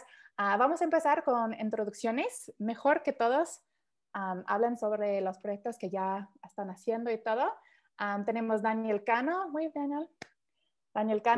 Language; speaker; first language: Spanish; early bilingual, heritage; Spanish